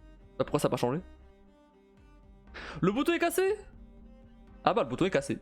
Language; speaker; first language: French; native; French